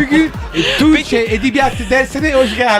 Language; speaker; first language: Turkish; non-native, learner; Italian